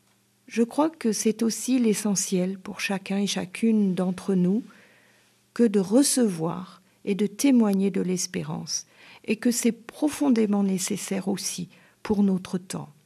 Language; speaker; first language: French; native; French